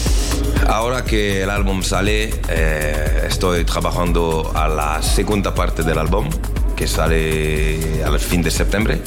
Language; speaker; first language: Spanish; non-native, learner; French